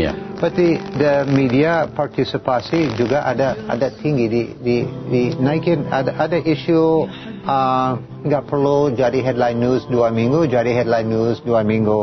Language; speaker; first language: Indonesian; non-native, fluent; English